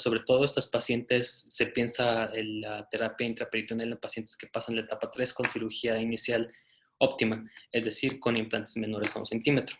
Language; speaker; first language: Spanish; native; Spanish